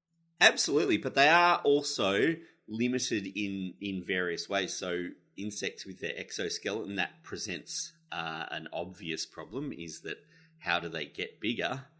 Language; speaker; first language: English; native; English